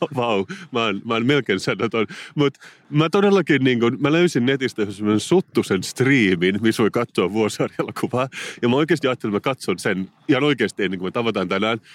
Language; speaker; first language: Finnish; non-native, local second language; Swedish